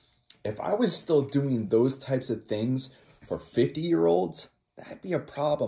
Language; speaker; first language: English; native; English